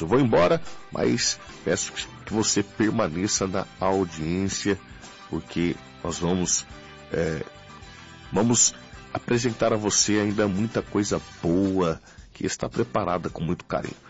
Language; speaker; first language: Portuguese; native; Portuguese